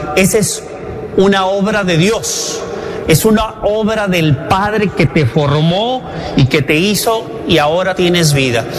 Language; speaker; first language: Spanish; native; Spanish